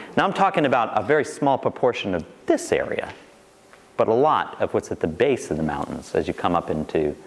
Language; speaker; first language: English; native; English